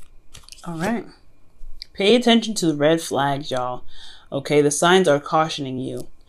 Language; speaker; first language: English; native; English